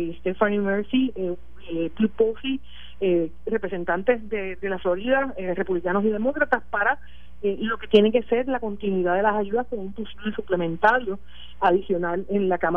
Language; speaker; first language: Spanish; native; Spanish